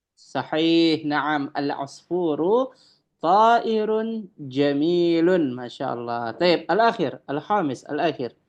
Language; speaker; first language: Arabic; non-native, fluent; Indonesian